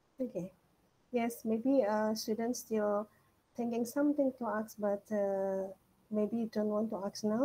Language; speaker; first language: English; non-native, learner; Indonesian